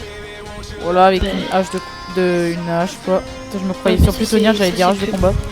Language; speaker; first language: French; native; French